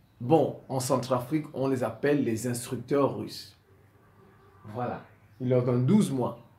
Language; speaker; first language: French; non-native, local second language; Sango